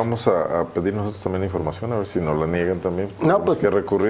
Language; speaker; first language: Spanish; native; Spanish